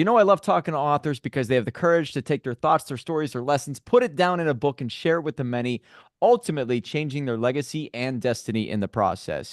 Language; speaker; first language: English; native; English